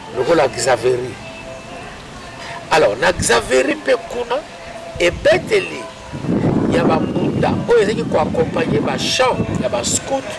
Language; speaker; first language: Lingala; native; Lingala